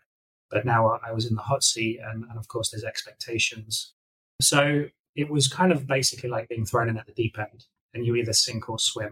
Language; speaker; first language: English; native; English